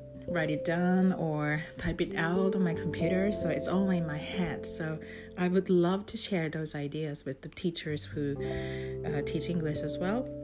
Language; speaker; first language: English; non-native, fluent; Japanese